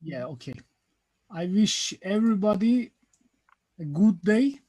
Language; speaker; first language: English; non-native, fluent; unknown